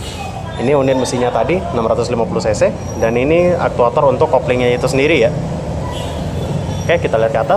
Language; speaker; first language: Indonesian; native; Indonesian